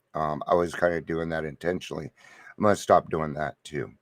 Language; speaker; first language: English; native; English